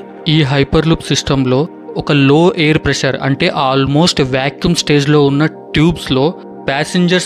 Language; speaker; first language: Telugu; native; Telugu